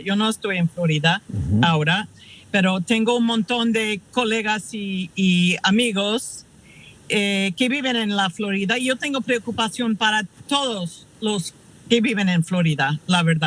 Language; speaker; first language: Spanish; non-native, fluent; English